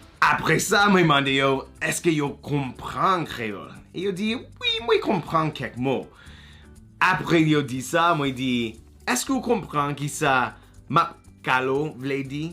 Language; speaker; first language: Haitian Creole; non-native, learner; English